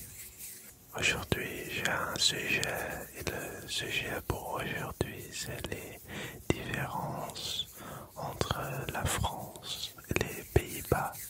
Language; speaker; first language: French; non-native, local second language; Dutch